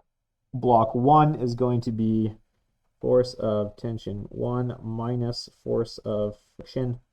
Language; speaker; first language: English; native; English